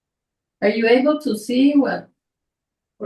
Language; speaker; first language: English; non-native, fluent; Spanish